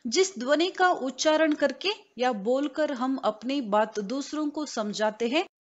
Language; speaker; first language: Hindi; non-native, local second language; Kannada